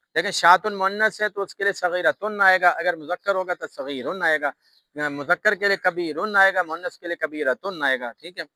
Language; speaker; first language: Urdu; native; Urdu